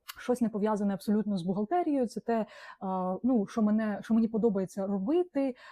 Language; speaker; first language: Ukrainian; non-native, local second language; Russian